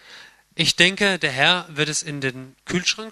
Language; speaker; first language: German; native; German